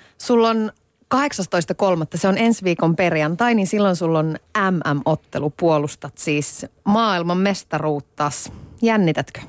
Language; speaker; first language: Finnish; native; Finnish